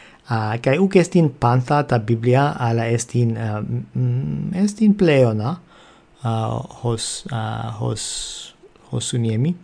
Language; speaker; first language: Greek; non-native, fluent; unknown